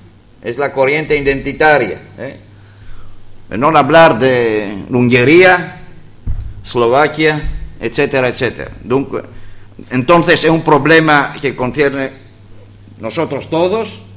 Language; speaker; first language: Spanish; non-native, learner; Greek